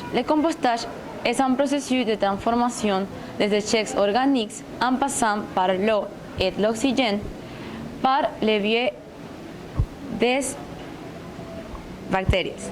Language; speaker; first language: French; non-native, learner; Spanish